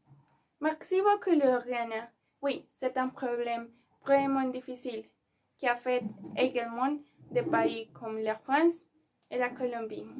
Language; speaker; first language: French; non-native, learner; Spanish